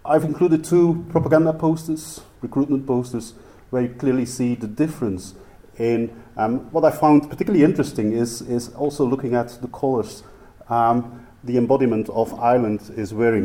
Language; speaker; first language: English; non-native, fluent; Dutch